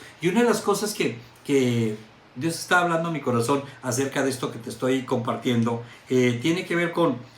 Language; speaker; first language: Spanish; native; Spanish